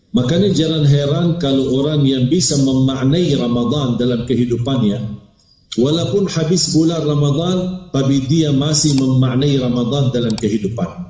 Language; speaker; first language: Malay; non-native, fluent; Arabic